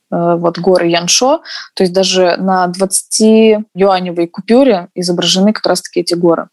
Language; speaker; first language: Russian; native; Russian